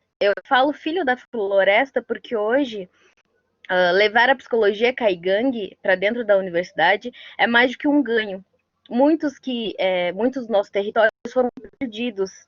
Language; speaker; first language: Portuguese; non-native, local second language; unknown